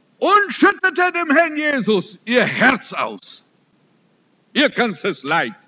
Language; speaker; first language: German; early bilingual, heritage; German